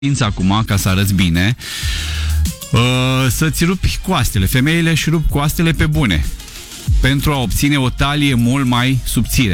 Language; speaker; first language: Romanian; native; Romanian